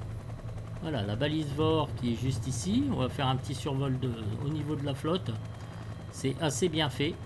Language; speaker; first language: French; native; French